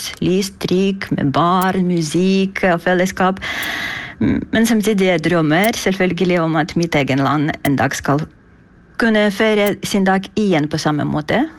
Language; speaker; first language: Norwegian; non-native, fluent; Ukrainian